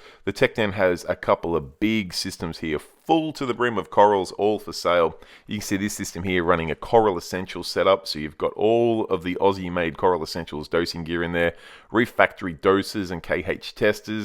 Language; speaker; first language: English; native; English